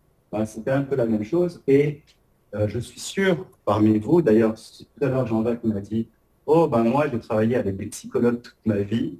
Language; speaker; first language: French; native; French